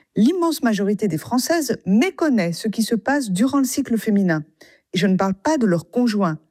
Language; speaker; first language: French; native; French